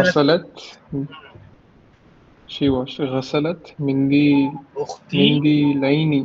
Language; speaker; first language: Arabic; non-native, learner; Tamil